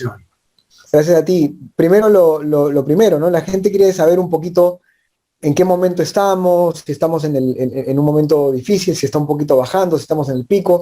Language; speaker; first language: Spanish; native; Spanish